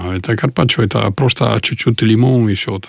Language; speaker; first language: Russian; non-native, learner; Italian